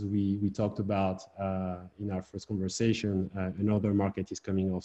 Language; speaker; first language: English; non-native, fluent; French